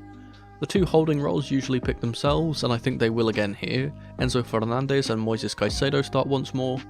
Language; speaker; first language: English; native; English